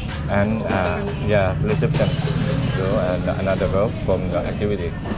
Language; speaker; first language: English; non-native, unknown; Thai